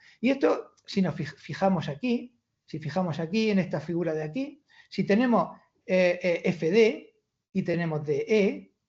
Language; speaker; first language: Spanish; native; Spanish